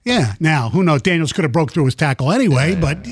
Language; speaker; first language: English; native; English